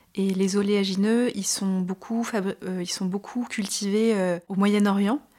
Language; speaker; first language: French; native; French